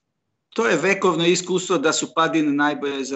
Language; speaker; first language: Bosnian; non-native, local second language; Hungarian